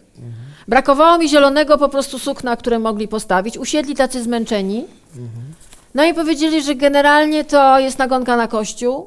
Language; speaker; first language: Polish; native; Polish